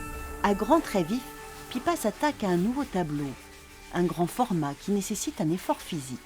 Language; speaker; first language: French; native; French